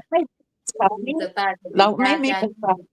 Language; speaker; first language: Thai; non-native, fluent; English